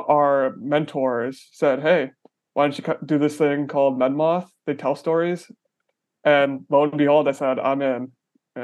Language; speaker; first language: English; native; English